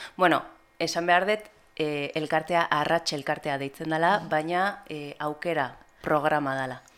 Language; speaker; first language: Basque; non-native, local second language; Spanish